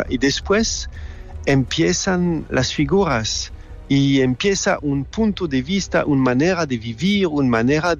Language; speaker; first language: Spanish; non-native, learner; French